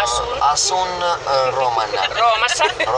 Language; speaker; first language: Finnish; non-native, learner; Italian